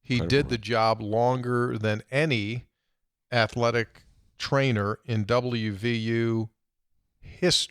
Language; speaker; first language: English; native; English